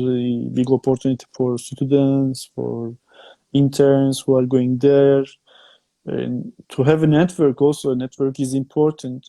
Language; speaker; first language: English; non-native, fluent; Turkish